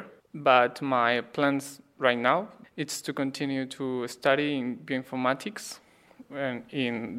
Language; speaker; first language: English; non-native, learner; Spanish